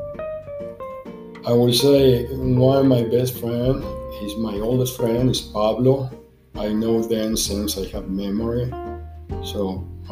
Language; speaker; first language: English; non-native, learner; Spanish